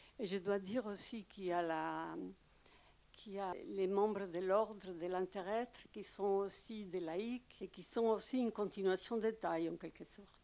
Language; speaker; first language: French; native; French